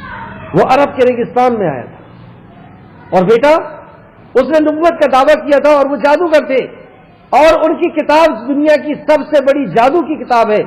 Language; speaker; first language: Urdu; native; Urdu